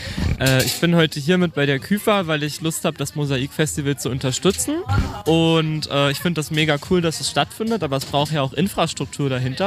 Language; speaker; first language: German; native; German